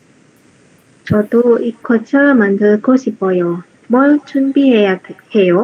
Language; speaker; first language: Korean; non-native, learner; Indonesian